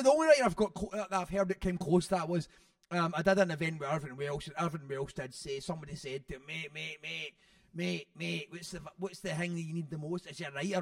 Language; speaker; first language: English; native; English